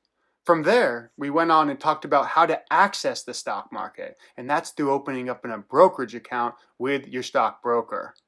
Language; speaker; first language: English; native; English